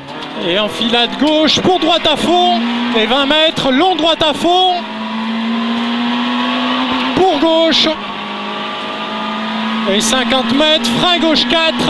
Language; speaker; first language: French; native; French